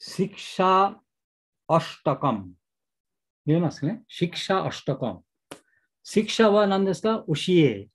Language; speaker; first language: Japanese; non-native, learner; Bangla